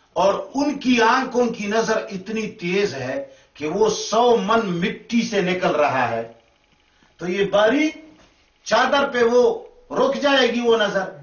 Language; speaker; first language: Urdu; non-native, local second language; Pashto